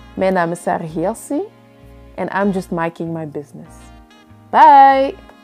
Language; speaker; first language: English; early bilingual, other home language; Dutch